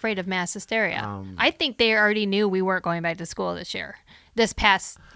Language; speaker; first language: English; native; English